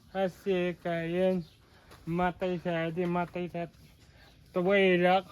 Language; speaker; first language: Arabic; native; Arabic